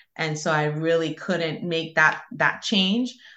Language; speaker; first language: English; early bilingual, other home language; Spanish